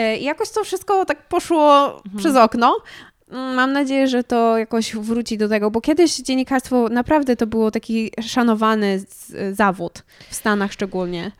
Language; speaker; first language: Polish; early bilingual, heritage; Polish